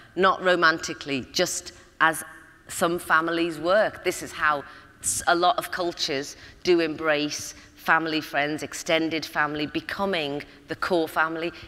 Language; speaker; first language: English; native; English